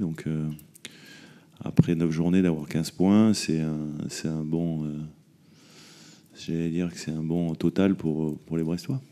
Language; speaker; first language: French; native; French